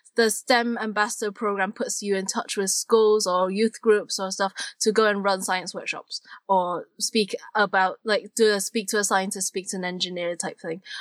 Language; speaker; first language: English; non-native, local second language; Cantonese